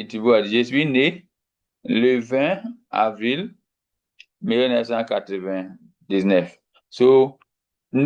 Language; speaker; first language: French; non-native, fluent; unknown